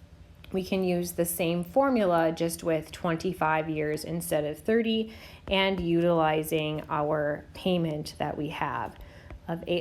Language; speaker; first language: English; native; English